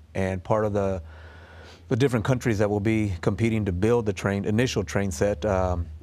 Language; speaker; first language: English; native; English